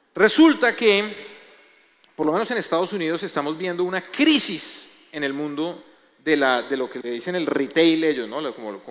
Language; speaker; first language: Spanish; native; Spanish